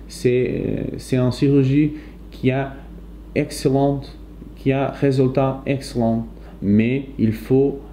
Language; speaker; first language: French; non-native, fluent; Portuguese